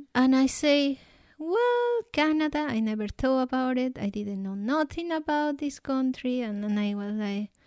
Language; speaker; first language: English; non-native, fluent; Spanish